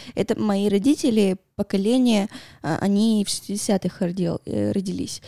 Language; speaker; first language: Russian; non-native, fluent; Spanish